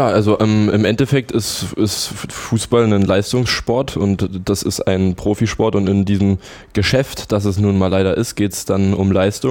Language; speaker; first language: German; native; German